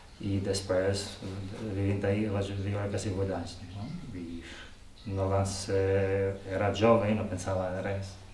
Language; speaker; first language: Catalan; non-native, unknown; Albanian